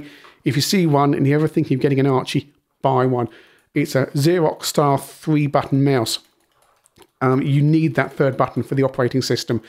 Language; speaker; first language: English; native; English